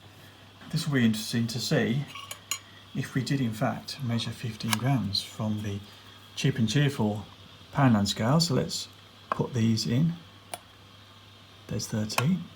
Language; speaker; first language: English; native; English